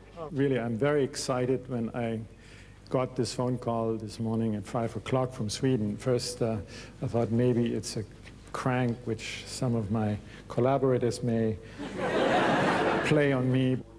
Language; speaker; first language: English; non-native, fluent; German